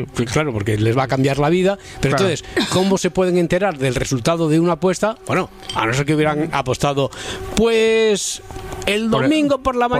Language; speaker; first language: Spanish; native; Spanish